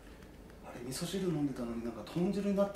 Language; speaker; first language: Japanese; native; Japanese